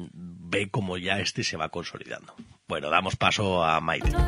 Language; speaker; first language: Spanish; native; Spanish